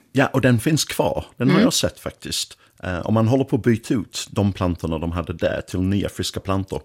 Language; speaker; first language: Swedish; non-native, fluent; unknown